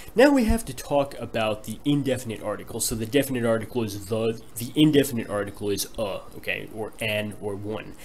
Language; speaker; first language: English; native; English